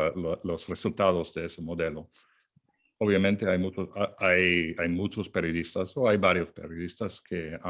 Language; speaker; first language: Spanish; non-native, fluent; English